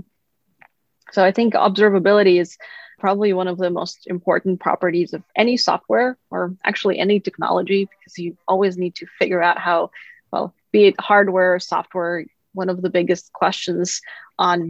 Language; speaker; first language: English; non-native, fluent; Kazakh